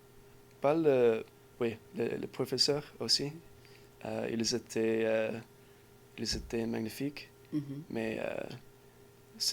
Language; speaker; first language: French; non-native, learner; English